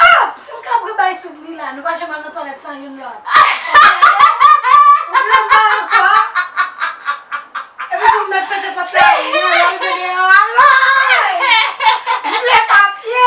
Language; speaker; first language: French; non-native, local second language; Haitian Creole